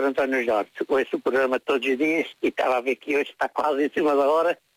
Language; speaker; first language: Portuguese; native; Portuguese